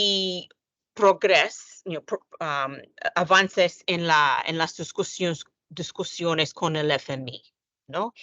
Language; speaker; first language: Spanish; non-native, fluent; English